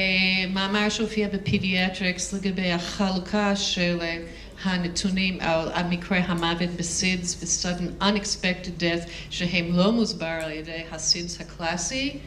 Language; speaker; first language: Hebrew; non-native, fluent; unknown